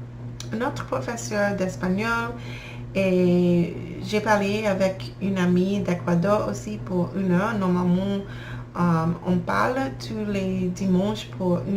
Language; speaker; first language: French; non-native, learner; English